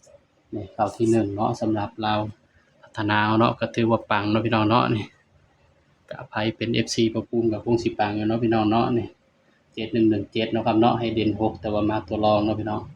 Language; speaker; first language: Thai; non-native, local second language; Lao